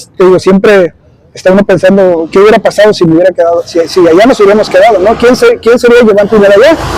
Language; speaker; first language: Spanish; early bilingual, heritage; Spanish